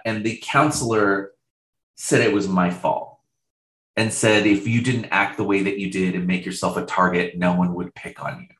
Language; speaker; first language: English; native; English